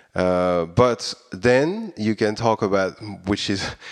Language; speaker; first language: English; non-native, fluent; French